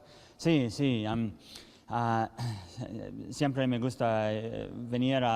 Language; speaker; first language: Spanish; early bilingual, heritage; English